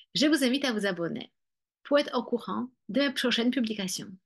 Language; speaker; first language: French; non-native, fluent; Polish